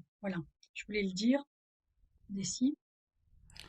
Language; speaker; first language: French; native; French